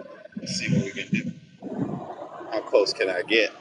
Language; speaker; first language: English; native; English